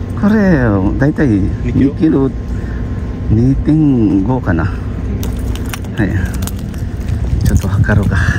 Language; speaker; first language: Japanese; non-native, learner; Filipino